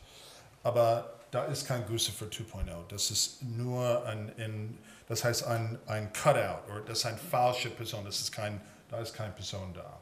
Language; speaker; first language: German; early bilingual, heritage; English